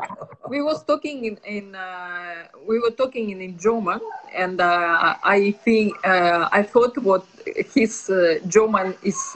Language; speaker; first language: English; non-native, learner; Russian